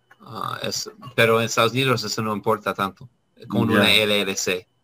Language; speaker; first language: Spanish; non-native, learner; English